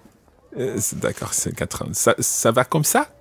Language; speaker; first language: French; non-native, fluent; English